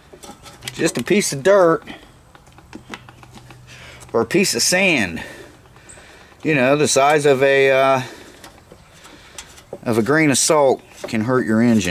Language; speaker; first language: English; native; English